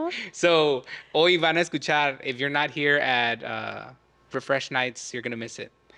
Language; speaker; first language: English; early bilingual, other home language; Spanish